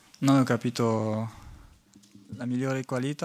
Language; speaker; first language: Italian; non-native, fluent; French